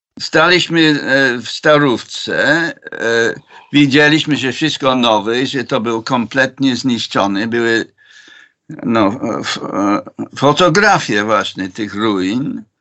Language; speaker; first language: Polish; non-native, fluent; English